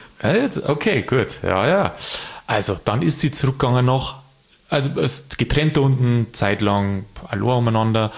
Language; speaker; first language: German; native; German